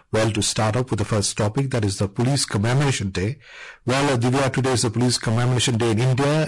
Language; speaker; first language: English; non-native, local second language; Bangla